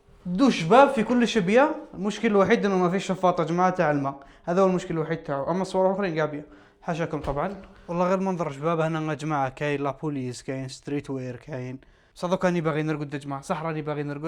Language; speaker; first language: Arabic; native; Arabic